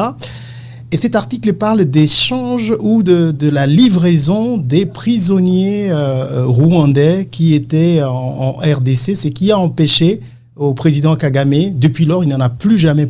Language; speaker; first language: French; non-native, local second language; Lingala